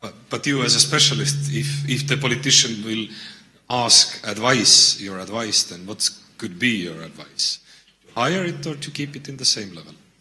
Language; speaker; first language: English; non-native, learner; Estonian